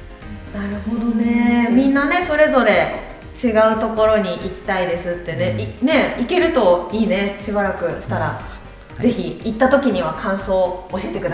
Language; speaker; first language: Japanese; native; Japanese